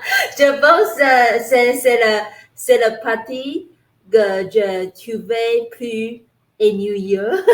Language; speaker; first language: French; non-native, learner; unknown